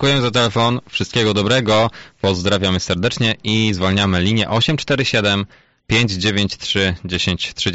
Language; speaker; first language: Polish; native; Polish